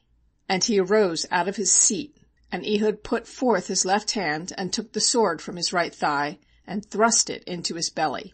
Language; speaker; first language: English; native; English